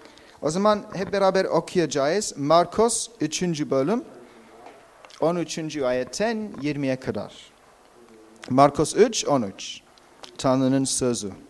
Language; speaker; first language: Turkish; non-native, fluent; English